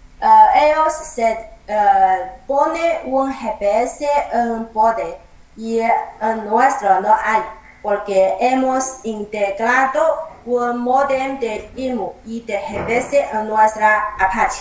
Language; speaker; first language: Spanish; non-native, learner; Chinese